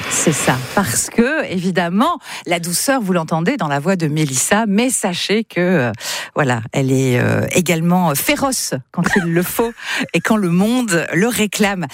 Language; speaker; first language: French; native; French